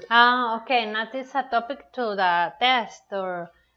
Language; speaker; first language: English; non-native, learner; Spanish